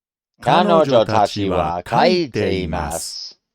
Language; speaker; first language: Japanese; non-native, learner; English